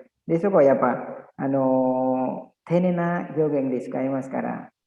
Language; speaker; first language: Japanese; non-native, learner; Indonesian